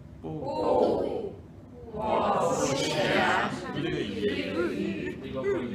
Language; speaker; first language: Chinese; non-native, learner; Thai